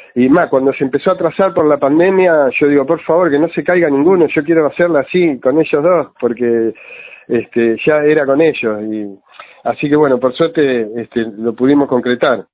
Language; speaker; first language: Spanish; native; Spanish